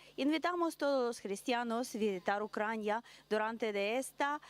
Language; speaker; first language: Spanish; non-native, learner; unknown